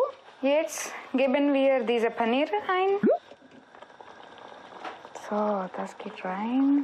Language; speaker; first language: German; non-native, fluent; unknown